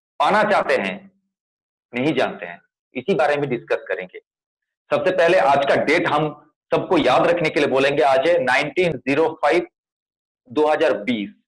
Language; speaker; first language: Hindi; non-native, local second language; Bangla